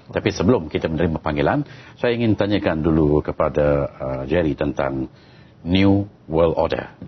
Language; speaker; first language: Malay; native; Malay